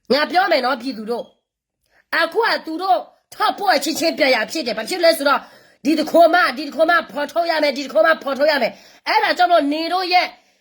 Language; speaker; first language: Burmese; non-native, local second language; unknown